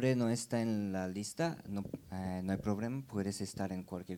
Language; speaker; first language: Spanish; non-native, learner; Japanese